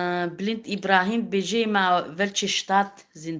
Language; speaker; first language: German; non-native, learner; Kurdish